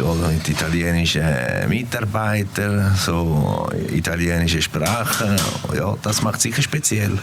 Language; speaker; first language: German; non-native, fluent; Italian